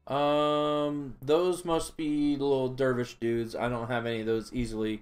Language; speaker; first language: English; native; English